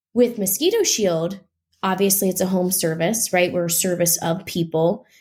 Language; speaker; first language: English; native; English